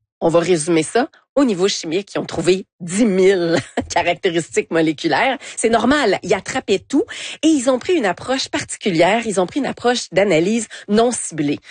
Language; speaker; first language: French; native; French